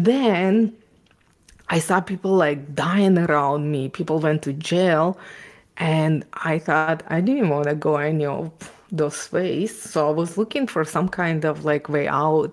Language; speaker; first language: English; non-native, fluent; Ukrainian